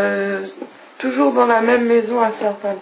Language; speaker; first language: French; non-native, fluent; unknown